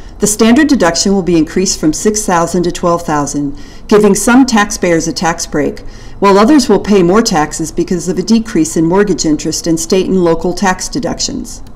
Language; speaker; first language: English; native; English